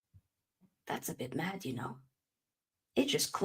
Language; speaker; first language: English; native; English